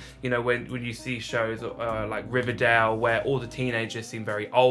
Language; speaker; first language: English; native; English